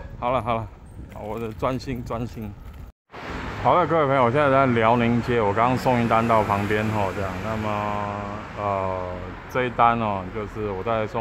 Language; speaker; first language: Chinese; native; Chinese